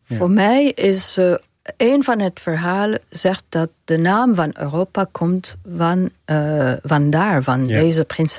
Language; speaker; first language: Dutch; non-native, fluent; Arabic